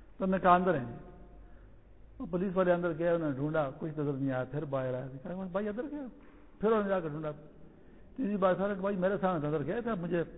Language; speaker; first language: Urdu; non-native, local second language; Pashto